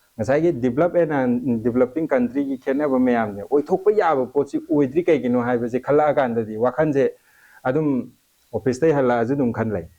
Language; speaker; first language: Manipuri; native; Manipuri